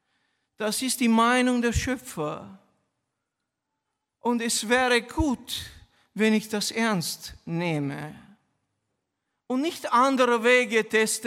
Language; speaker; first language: German; non-native, fluent; Romanian